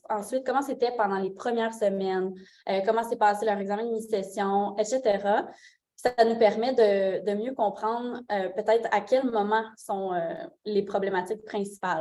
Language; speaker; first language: French; native; French